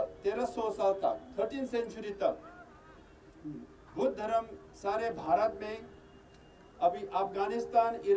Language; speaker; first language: Hindi; non-native, learner; Tibetan